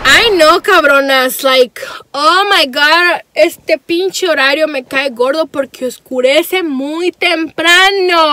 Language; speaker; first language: Spanish; early bilingual, heritage; Spanish